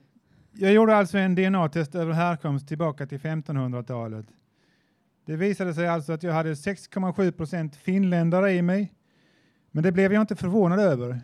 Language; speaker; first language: Swedish; native; Swedish